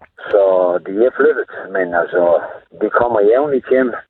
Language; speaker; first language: Danish; non-native, fluent; Serbian